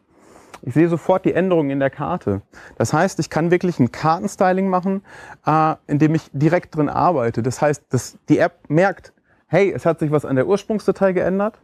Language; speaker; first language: German; native; German